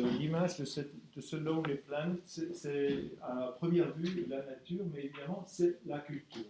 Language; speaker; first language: French; non-native, fluent; German